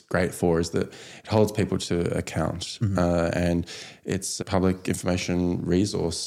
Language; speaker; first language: English; native; English